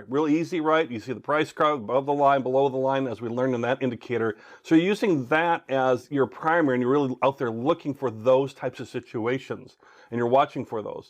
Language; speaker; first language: English; native; English